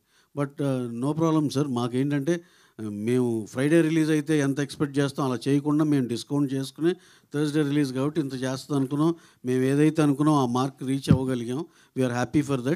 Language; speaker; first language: Telugu; native; Telugu